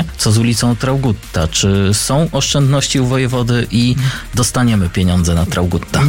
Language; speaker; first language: Polish; native; Polish